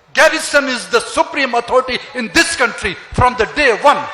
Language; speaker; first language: English; non-native, local second language; Pashto